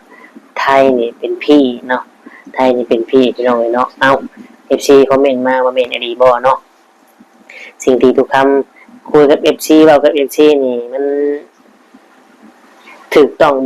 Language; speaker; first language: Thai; non-native, local second language; Lao